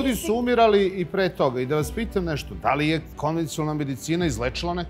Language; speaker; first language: Serbian; native; Serbian